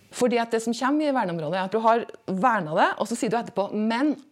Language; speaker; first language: Norwegian; native; Norwegian